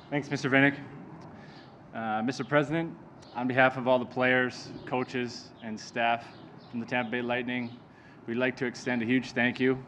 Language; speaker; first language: English; native; English